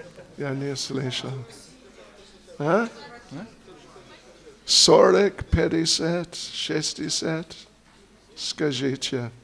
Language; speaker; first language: Russian; non-native, learner; English